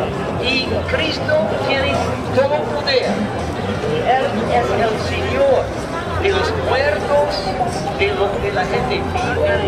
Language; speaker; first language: Spanish; non-native, learner; English